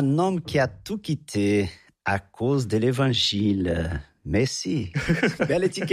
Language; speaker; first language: French; non-native, fluent; Portuguese